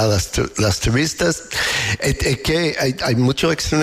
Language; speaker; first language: Spanish; non-native, fluent; English